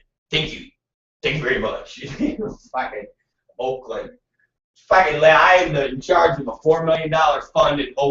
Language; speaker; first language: English; native; English